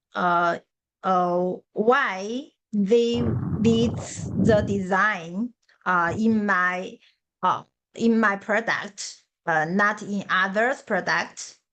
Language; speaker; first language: English; non-native, learner; Chinese